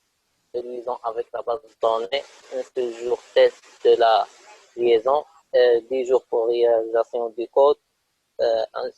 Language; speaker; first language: French; non-native, local second language; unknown